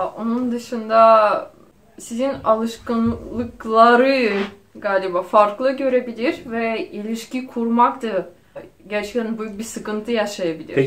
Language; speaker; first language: Turkish; non-native, fluent; Russian